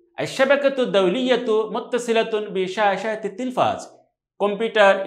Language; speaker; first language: Arabic; non-native, fluent; Bangla